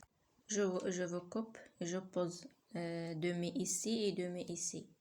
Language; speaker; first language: French; non-native, learner; Arabic